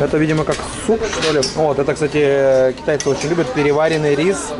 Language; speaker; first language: Russian; native; Russian